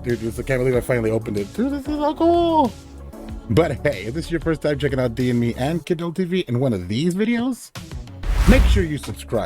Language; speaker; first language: English; native; English